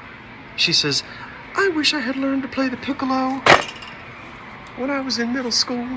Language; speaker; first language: English; native; English